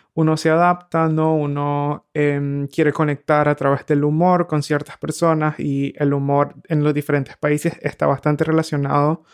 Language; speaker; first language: Spanish; native; Spanish